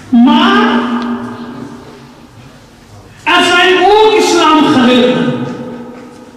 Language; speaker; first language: Dutch; non-native, fluent; Urdu